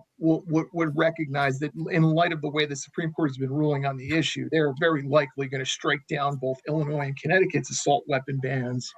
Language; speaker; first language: English; native; English